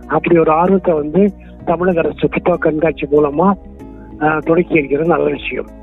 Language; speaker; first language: Tamil; non-native, local second language; Kannada